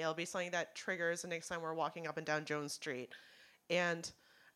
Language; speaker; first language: English; non-native, local second language; Cantonese